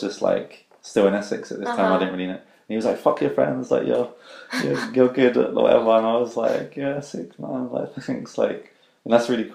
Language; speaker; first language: English; native; English